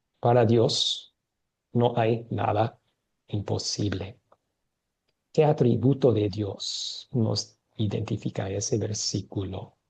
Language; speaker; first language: Spanish; non-native, fluent; English